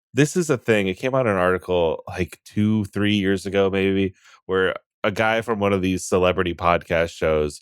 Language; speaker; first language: English; native; English